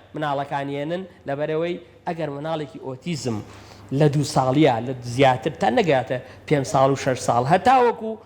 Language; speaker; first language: Central Kurdish; native; Central Kurdish